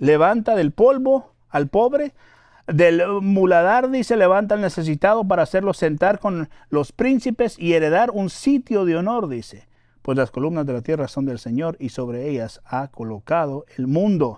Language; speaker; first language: Spanish; native; Spanish